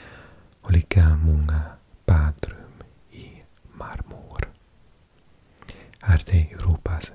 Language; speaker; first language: Swedish; non-native, learner; English